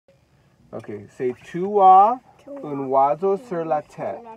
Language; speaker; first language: French; non-native, learner; English